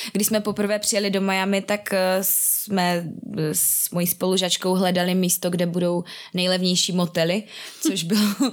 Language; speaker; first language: Czech; native; Czech